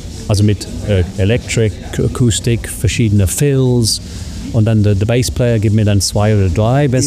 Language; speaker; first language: German; non-native, fluent; English